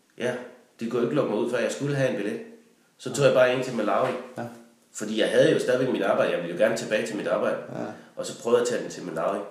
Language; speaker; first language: Danish; native; Danish